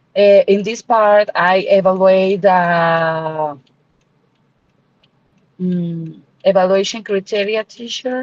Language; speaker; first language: English; non-native, learner; Spanish